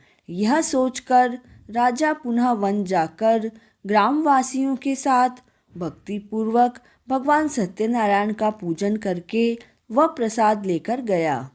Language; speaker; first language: Hindi; native; Hindi